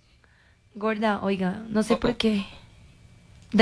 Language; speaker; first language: Spanish; native; Spanish